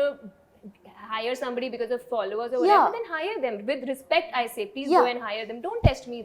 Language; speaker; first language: English; non-native, local second language; Hindi